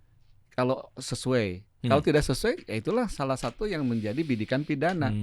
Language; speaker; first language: Indonesian; native; Indonesian